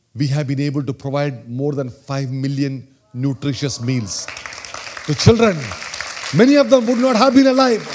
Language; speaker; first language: English; non-native, local second language; Malayalam